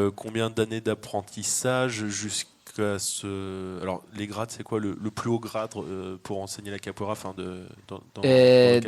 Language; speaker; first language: French; native; French